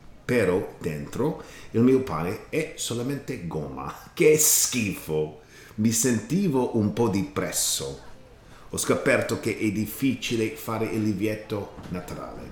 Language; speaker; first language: Italian; non-native, learner; English